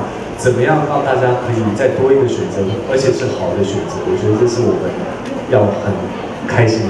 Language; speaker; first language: Chinese; native; Chinese